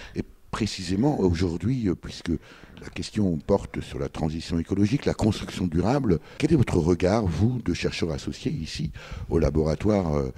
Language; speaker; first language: French; native; French